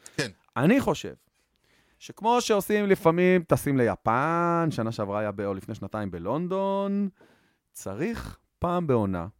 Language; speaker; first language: Hebrew; native; Hebrew